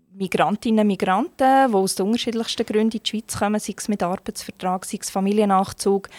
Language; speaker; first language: German; non-native, fluent; Turkish